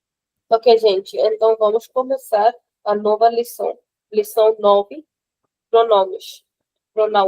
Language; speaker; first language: Portuguese; non-native, fluent; Hindi